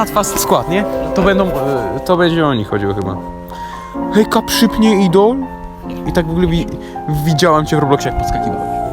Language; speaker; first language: Polish; native; Polish